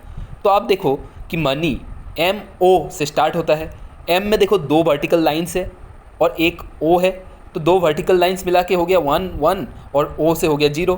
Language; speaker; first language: Hindi; native; Hindi